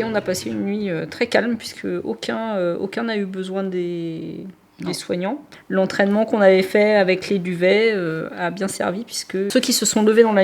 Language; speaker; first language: French; native; French